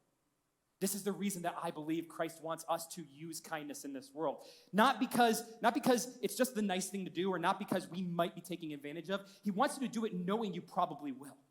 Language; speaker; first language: English; native; English